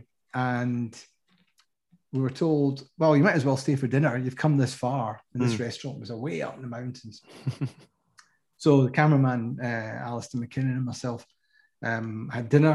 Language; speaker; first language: English; native; English